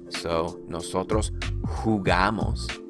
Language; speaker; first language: Spanish; early bilingual, heritage; Spanish